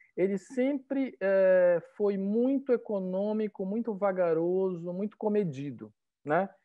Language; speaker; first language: Portuguese; native; Portuguese